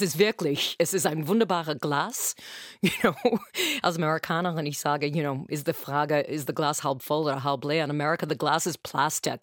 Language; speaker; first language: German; non-native, fluent; English